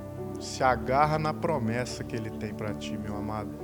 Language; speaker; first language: Portuguese; native; Portuguese